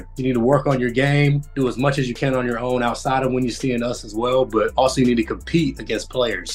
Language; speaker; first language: English; native; English